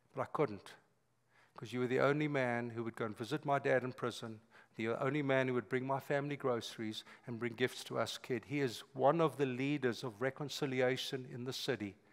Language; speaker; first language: English; native; English